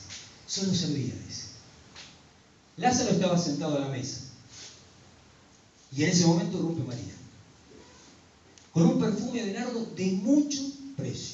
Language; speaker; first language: Spanish; native; Spanish